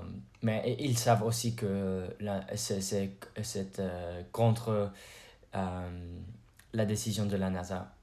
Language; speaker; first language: French; non-native, learner; English